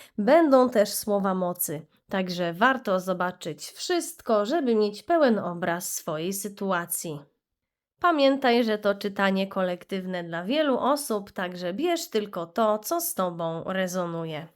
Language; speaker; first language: Polish; native; Polish